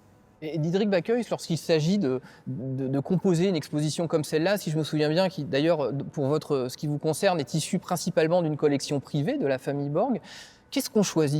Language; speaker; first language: French; native; French